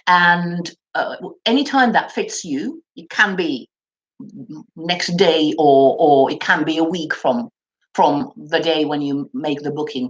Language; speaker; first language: English; non-native, fluent; Finnish